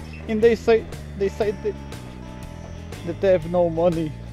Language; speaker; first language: English; non-native, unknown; Portuguese